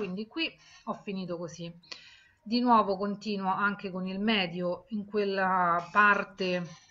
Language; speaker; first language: Italian; native; Italian